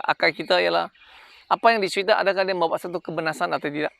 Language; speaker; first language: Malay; non-native, local second language; Chinese